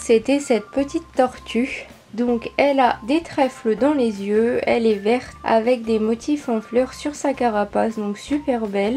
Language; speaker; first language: French; native; French